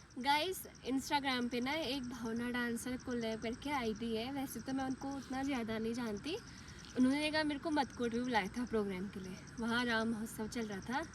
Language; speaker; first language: Hindi; native; Hindi